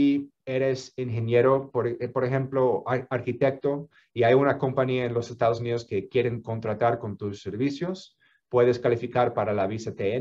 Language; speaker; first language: Spanish; non-native, fluent; English